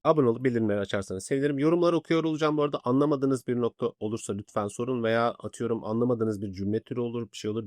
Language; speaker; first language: Turkish; native; Turkish